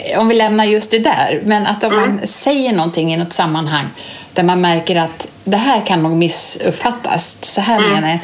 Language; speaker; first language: Swedish; native; Swedish